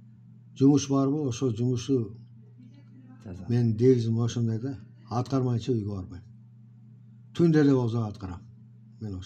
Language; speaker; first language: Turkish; non-native, learner; Kyrgyz